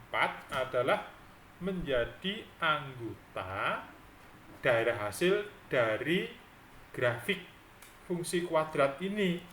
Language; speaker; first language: Indonesian; native; Indonesian